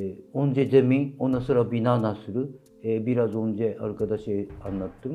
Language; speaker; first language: Turkish; non-native, fluent; Japanese